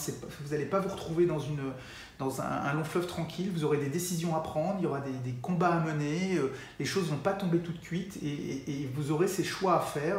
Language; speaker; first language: French; native; French